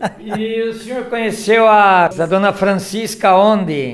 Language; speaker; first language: Portuguese; native; Portuguese